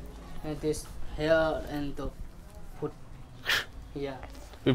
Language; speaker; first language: English; non-native, learner; Nepali